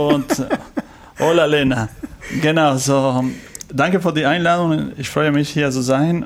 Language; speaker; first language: German; non-native, learner; Spanish